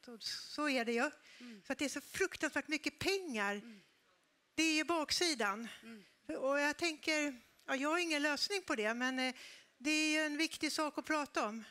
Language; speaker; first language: Swedish; native; Swedish